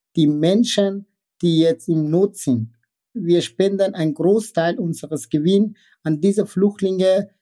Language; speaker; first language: German; non-native, fluent; Persian